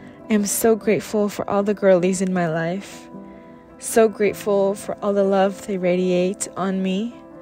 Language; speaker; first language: English; early bilingual, other home language; Spanish